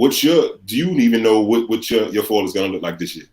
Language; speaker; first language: English; native; English